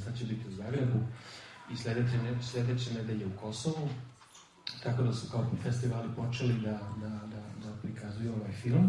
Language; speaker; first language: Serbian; early bilingual, heritage; Serbian